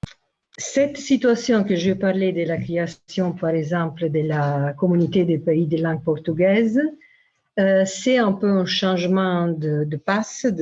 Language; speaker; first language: French; non-native, fluent; Italian